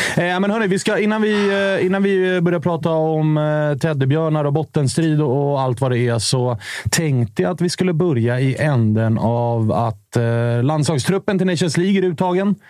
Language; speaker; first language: Swedish; native; Swedish